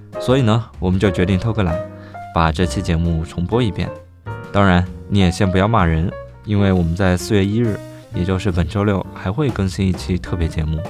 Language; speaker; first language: Chinese; native; Chinese